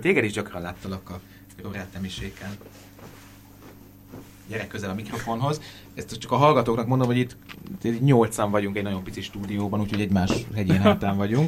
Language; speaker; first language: Hungarian; native; Hungarian